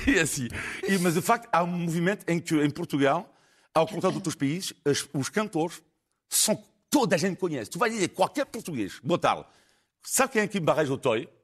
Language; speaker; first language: Portuguese; non-native, fluent; French